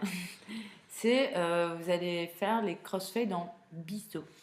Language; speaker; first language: French; native; French